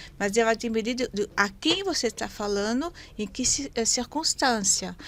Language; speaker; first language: Portuguese; non-native, fluent; French